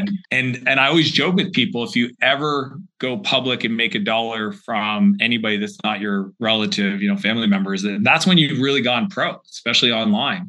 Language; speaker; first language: English; native; English